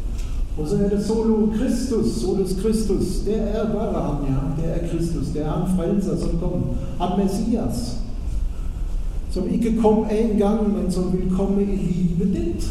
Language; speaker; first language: Norwegian; non-native, fluent; German